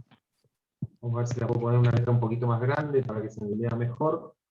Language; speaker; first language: Spanish; native; Spanish